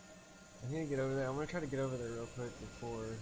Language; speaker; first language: English; native; English